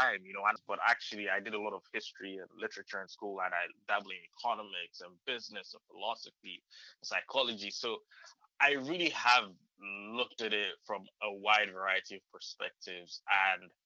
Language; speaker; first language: English; non-native, local second language; Yoruba